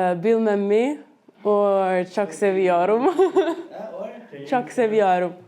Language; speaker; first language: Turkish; non-native, learner; Italian